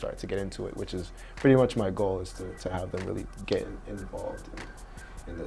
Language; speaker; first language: English; native; English